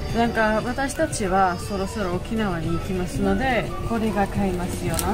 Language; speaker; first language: Japanese; non-native, learner; Georgian